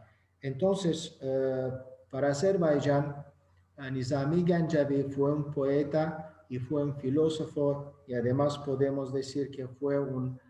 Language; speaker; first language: Spanish; non-native, fluent; Azerbaijani